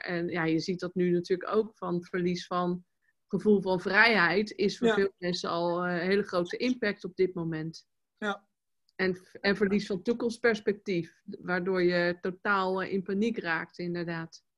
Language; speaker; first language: Dutch; native; Dutch